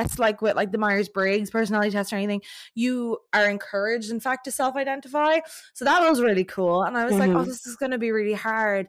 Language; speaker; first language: English; native; English